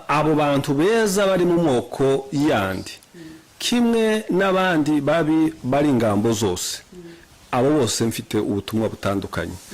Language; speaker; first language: Kinyarwanda; native; Kinyarwanda